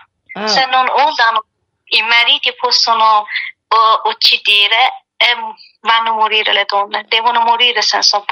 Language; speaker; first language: Italian; non-native, learner; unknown